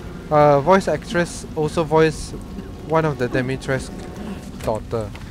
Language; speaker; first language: English; non-native, local second language; Chinese